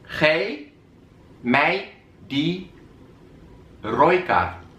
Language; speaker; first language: Romanian; native; Romanian